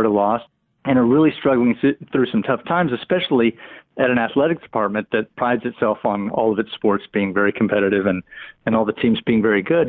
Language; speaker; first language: English; native; English